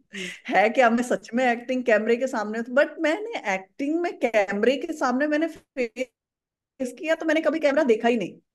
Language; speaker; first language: Hindi; native; Hindi